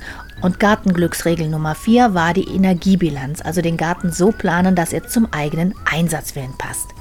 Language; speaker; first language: German; native; German